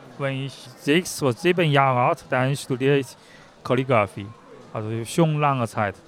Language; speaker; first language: German; non-native, learner; Chinese